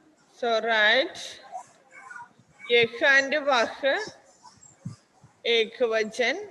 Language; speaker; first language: English; non-native, local second language; Malayalam